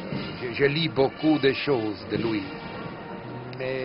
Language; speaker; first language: French; non-native, fluent; Italian